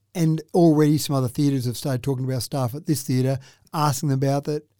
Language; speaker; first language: English; native; English